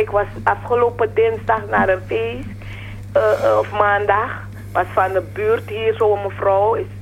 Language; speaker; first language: Dutch; non-native, fluent; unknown